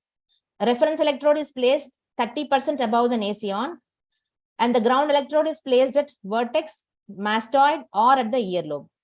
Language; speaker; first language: English; non-native, local second language; Tamil